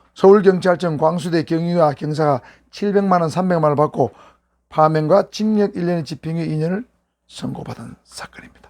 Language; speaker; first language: Korean; native; Korean